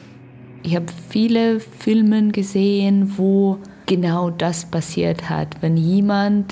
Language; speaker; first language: German; non-native, learner; Russian